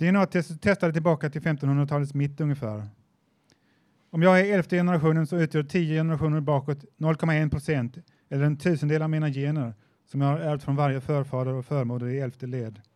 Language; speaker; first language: Swedish; native; Swedish